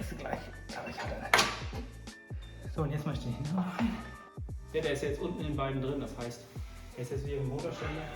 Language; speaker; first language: German; native; German